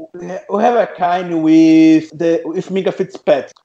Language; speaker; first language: English; non-native, fluent; Portuguese